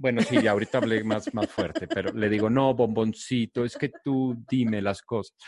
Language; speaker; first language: Spanish; native; Spanish